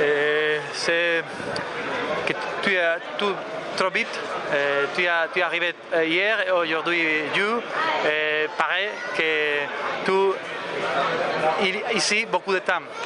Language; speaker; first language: French; non-native, learner; Spanish